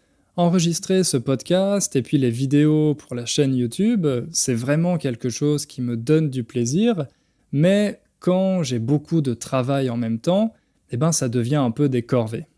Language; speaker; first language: French; native; French